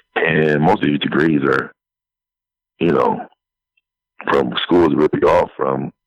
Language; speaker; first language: English; native; English